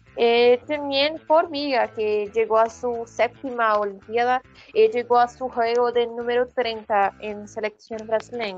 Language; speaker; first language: Spanish; non-native, fluent; Portuguese